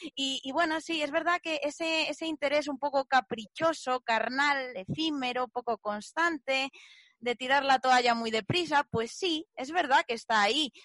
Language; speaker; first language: Spanish; native; Spanish